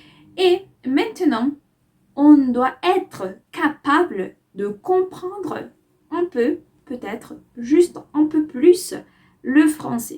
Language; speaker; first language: French; non-native, fluent; Spanish